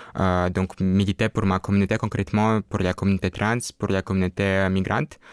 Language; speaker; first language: French; non-native, fluent; Russian